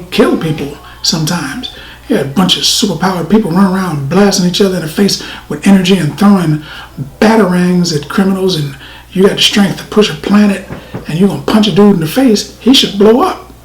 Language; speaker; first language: English; native; English